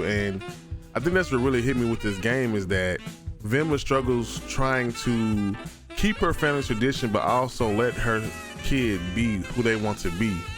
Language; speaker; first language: English; native; English